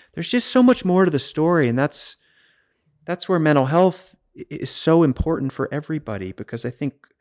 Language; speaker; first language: English; native; English